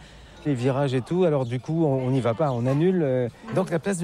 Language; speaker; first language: French; native; French